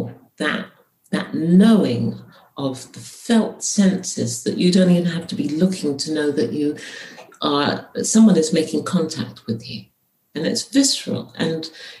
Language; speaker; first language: English; native; English